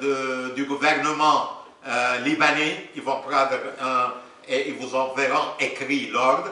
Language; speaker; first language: French; non-native, local second language; Arabic